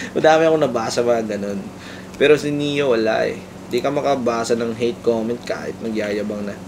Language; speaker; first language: Filipino; non-native, local second language; Cebuano